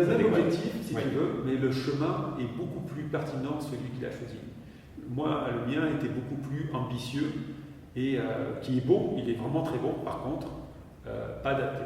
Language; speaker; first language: French; native; French